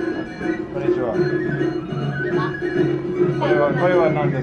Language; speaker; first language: Japanese; non-native, learner; English